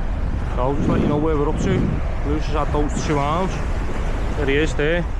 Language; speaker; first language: English; native; English